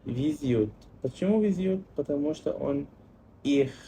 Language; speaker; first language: Russian; non-native, fluent; Arabic